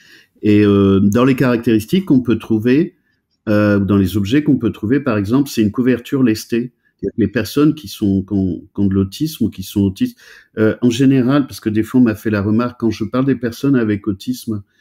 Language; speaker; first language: French; native; French